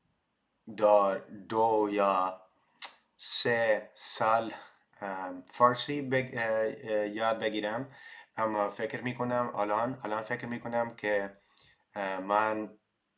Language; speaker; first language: Persian; non-native, learner; Dutch